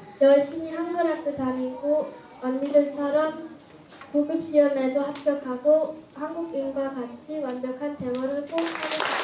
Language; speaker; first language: Korean; early bilingual, heritage; Korean